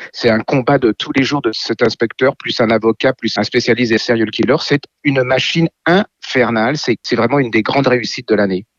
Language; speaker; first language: French; native; French